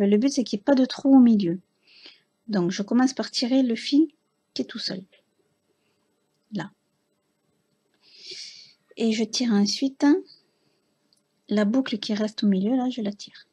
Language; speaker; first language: French; native; French